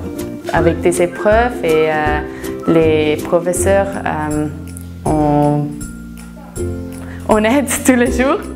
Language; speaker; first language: French; non-native, fluent; Swiss German